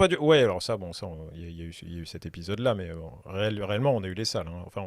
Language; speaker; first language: French; native; French